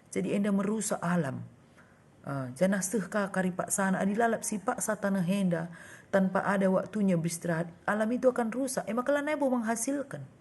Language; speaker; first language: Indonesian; non-native, local second language; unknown